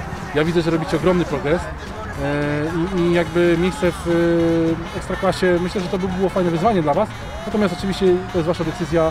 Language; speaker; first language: Polish; native; Polish